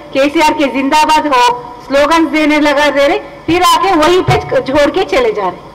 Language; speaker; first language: Hindi; non-native, local second language; Telugu